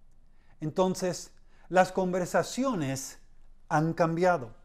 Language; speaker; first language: Spanish; early bilingual, heritage; Spanish